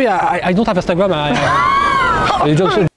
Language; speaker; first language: English; non-native, learner; French